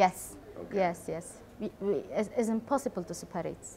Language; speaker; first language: English; non-native, learner; Arabic